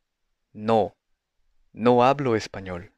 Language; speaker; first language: Spanish; non-native, fluent; Japanese